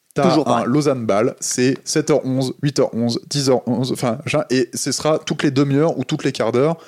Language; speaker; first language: French; native; French